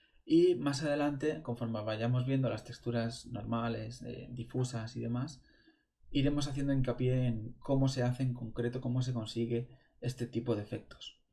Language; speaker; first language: Spanish; native; Spanish